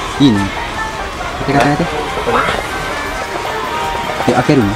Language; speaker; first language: Japanese; non-native, learner; Javanese